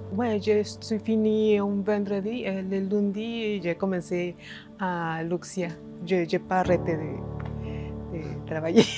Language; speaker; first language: French; non-native, learner; Spanish